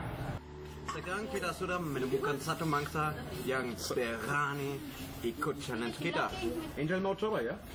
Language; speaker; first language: Indonesian; non-native, fluent; German